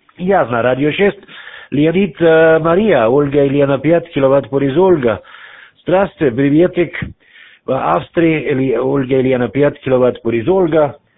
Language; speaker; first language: Russian; non-native, learner; German